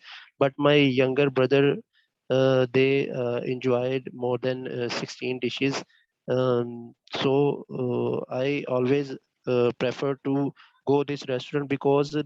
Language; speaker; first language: English; non-native, learner; Bangla